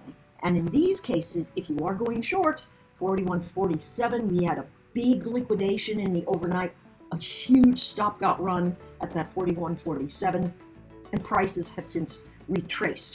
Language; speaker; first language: English; native; English